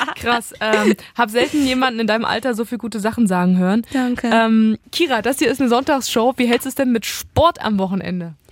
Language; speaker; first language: German; native; German